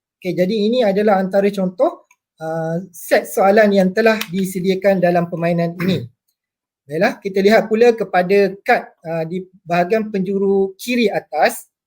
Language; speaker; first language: Malay; native; Malay